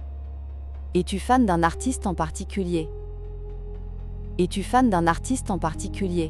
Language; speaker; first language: French; native; French